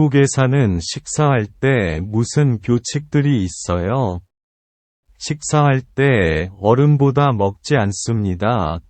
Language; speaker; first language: Korean; non-native, learner; Vietnamese